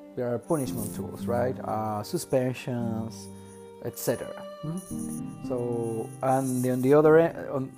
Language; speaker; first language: English; non-native, fluent; Spanish